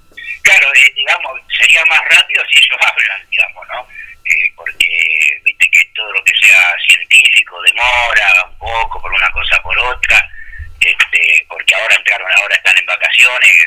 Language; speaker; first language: Spanish; native; Spanish